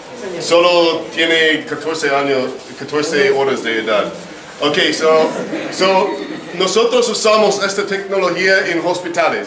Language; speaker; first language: Spanish; non-native, learner; English